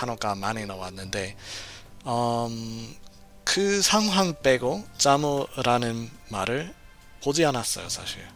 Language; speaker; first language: Korean; non-native, fluent; English